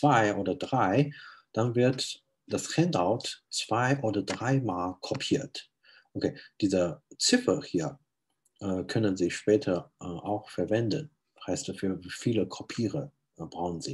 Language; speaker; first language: German; non-native, fluent; Chinese